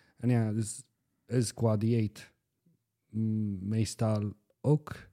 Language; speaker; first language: Dutch; non-native, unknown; Arabic